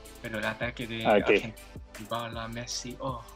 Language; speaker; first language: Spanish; non-native, learner; English